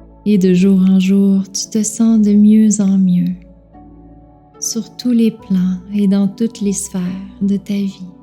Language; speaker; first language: French; native; French